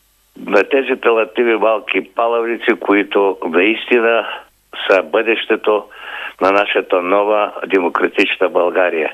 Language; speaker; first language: Bulgarian; native; Bulgarian